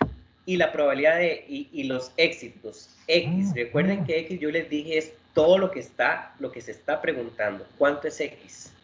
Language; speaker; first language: Spanish; native; Spanish